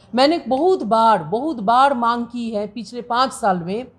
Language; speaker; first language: Hindi; non-native, local second language; Bangla